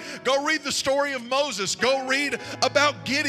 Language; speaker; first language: English; native; English